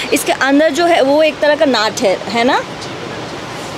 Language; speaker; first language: Hindi; non-native, learner; Bangla